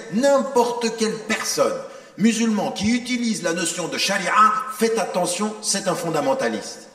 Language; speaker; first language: French; native; French